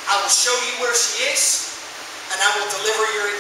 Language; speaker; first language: English; native; English